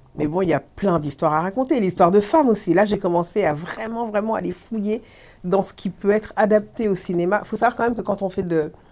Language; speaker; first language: French; early bilingual, other home language; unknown